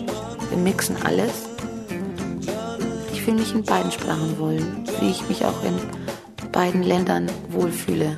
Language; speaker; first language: German; early bilingual, other home language; Turkish